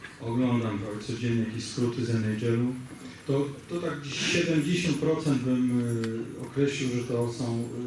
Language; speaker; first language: Polish; native; Polish